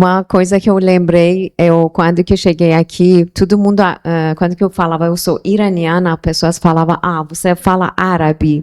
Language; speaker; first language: Portuguese; non-native, fluent; Persian